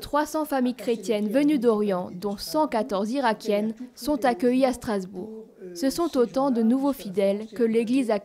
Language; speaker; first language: French; native; French